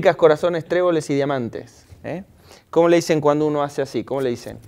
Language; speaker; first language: Spanish; native; Spanish